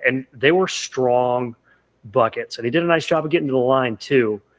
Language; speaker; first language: English; native; English